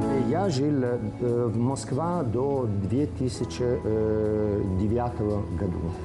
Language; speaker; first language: Russian; non-native, learner; Italian